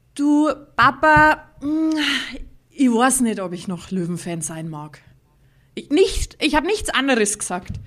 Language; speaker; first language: German; native; German